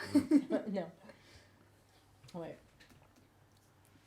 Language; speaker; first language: French; non-native, learner; English